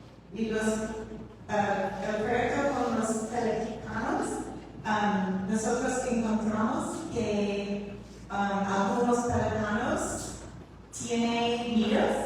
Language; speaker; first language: Spanish; non-native, learner; English